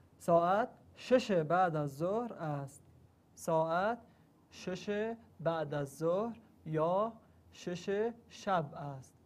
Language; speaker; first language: Persian; non-native, learner; Arabic